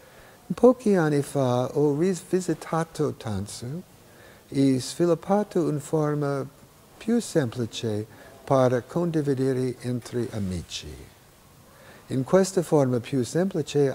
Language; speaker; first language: Italian; non-native, learner; English